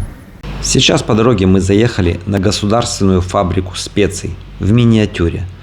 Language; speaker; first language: Russian; native; Russian